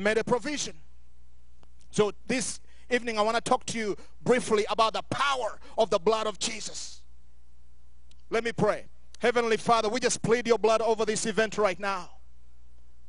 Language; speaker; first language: English; non-native, local second language; Ganda